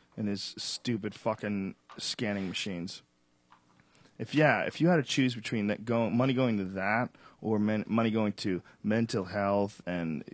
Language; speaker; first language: English; early bilingual, other home language; Italian